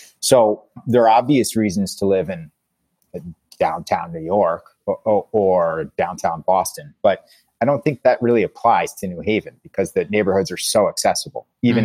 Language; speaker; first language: English; native; English